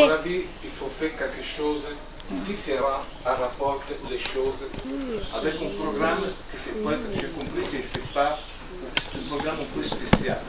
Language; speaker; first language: French; non-native, fluent; Italian